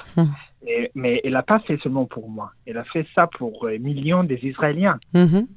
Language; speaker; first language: French; non-native, learner; Hebrew